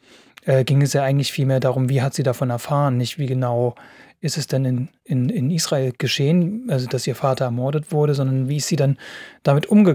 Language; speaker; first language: German; native; German